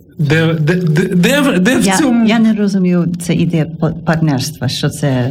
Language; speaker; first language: Ukrainian; non-native, learner; English